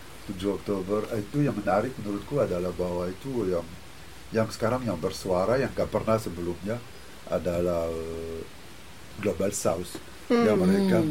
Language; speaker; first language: Indonesian; non-native, fluent; French